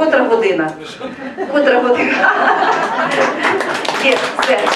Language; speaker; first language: Ukrainian; native; Ukrainian